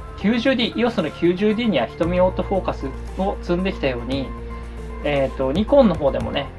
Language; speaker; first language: Japanese; native; Japanese